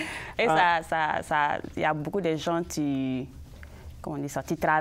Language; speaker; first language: French; early bilingual, other home language; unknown